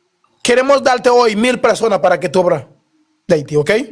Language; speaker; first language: Spanish; non-native, learner; Haitian Creole